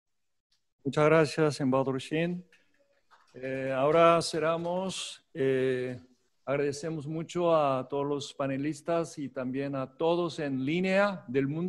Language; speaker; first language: Spanish; non-native, fluent; Korean